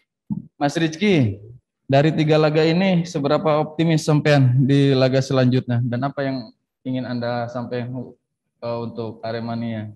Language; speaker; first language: Indonesian; native; Indonesian